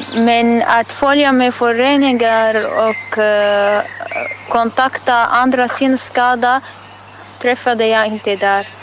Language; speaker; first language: Swedish; non-native, learner; Arabic